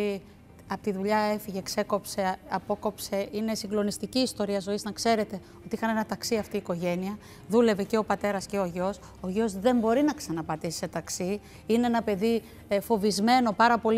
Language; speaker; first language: Greek; native; Greek